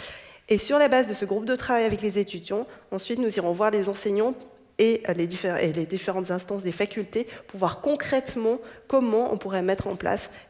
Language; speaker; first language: French; native; French